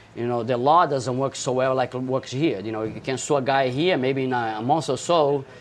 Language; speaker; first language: English; non-native, fluent; Portuguese